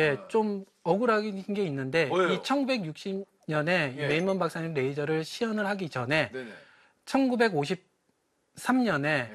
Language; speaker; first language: Korean; native; Korean